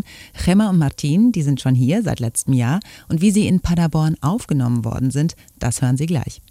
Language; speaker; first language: German; native; German